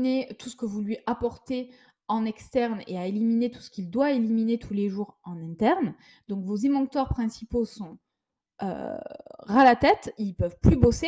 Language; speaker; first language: French; native; French